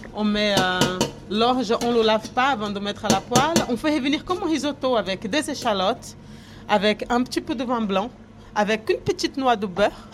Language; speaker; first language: French; non-native, fluent; Portuguese